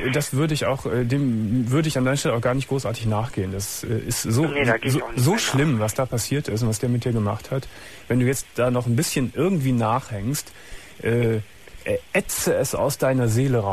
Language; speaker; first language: German; native; German